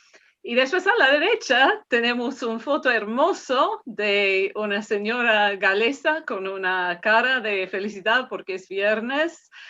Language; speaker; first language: Spanish; non-native, fluent; English